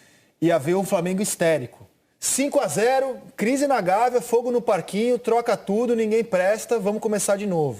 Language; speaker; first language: Portuguese; native; Portuguese